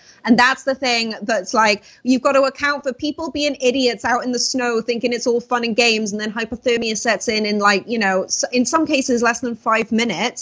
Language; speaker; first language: English; native; English